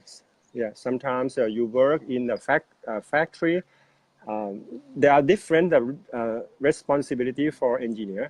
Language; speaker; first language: English; non-native, fluent; Thai